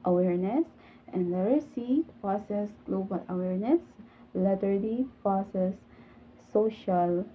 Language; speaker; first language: English; non-native, local second language; Filipino